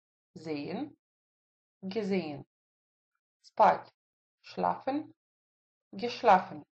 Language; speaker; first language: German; non-native, fluent; Russian